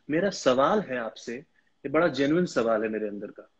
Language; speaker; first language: Hindi; native; Hindi